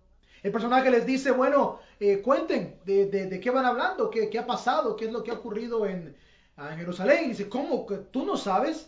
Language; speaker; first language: Spanish; native; Spanish